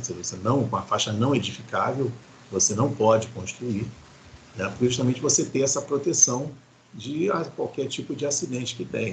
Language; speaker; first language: Portuguese; native; Portuguese